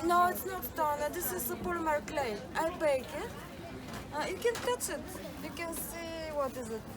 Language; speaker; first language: English; non-native, learner; Bulgarian